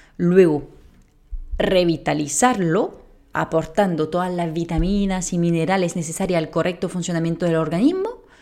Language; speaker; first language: Spanish; non-native, fluent; French